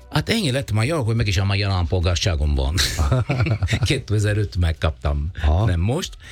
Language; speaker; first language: Hungarian; non-native, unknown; Italian